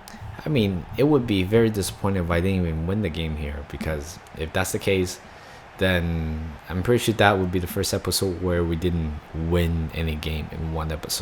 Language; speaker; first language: English; non-native, fluent; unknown